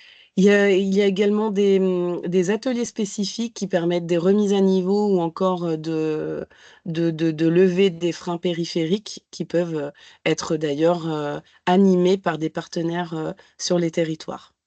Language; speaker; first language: French; native; French